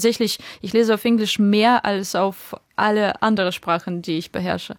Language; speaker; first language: German; non-native, fluent; Ukrainian